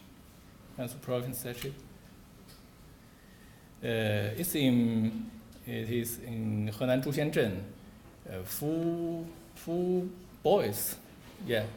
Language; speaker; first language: English; non-native, learner; Chinese